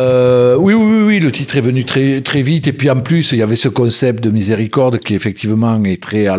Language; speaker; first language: French; native; French